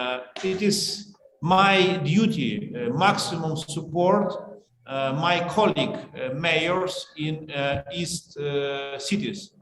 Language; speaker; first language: English; non-native, learner; Ukrainian